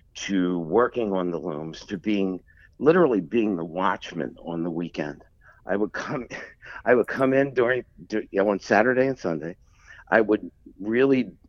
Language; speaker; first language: English; native; English